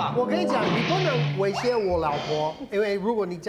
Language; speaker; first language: Chinese; non-native, fluent; English